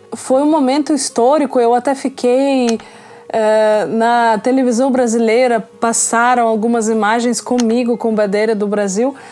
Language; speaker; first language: Portuguese; non-native, fluent; Russian